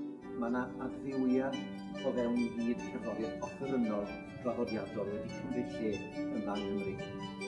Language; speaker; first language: Welsh; native; Welsh